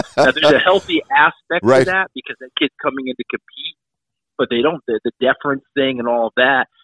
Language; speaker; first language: English; native; English